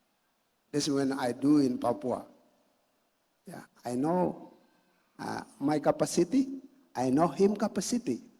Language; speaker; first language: English; non-native, learner; Indonesian